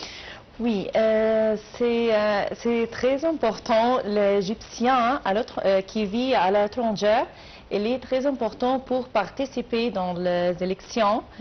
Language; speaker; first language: French; non-native, learner; Arabic